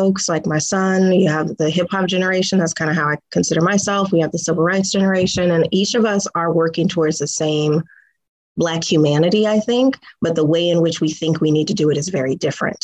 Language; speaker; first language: English; native; English